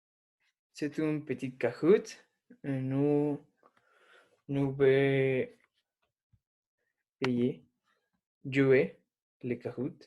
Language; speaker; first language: French; non-native, learner; Spanish